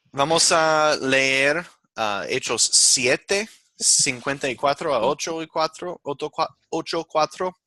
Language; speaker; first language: Spanish; non-native, fluent; English